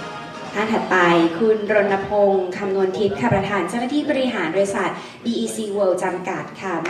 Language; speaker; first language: Thai; native; Thai